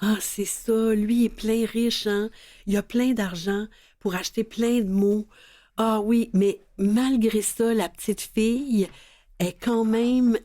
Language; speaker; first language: French; native; French